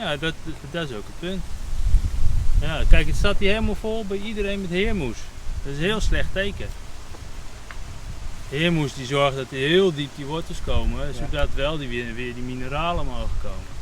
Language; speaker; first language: Dutch; native; Dutch